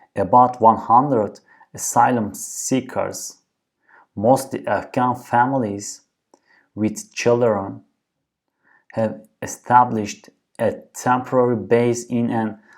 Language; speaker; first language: English; non-native, fluent; Turkish